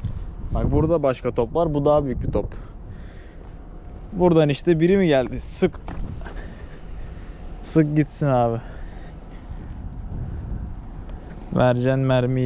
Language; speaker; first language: Turkish; native; Turkish